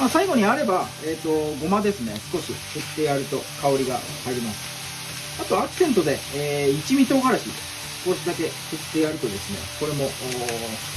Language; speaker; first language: Japanese; native; Japanese